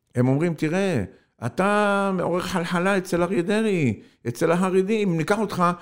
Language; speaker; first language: Hebrew; non-native, fluent; Arabic